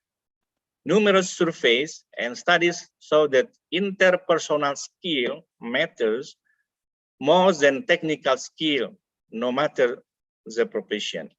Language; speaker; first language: English; non-native, fluent; Indonesian